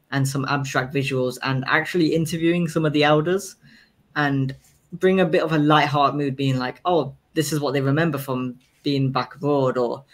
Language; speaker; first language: English; native; English